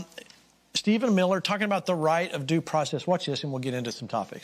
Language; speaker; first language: English; native; English